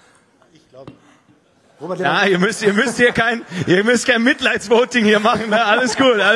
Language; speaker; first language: German; native; German